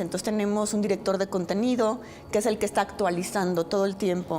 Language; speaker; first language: Spanish; native; Spanish